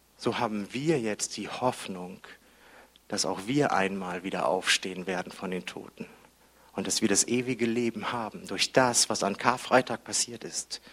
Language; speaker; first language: German; native; German